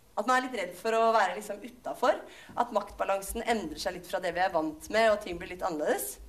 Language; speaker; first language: Norwegian; native; Norwegian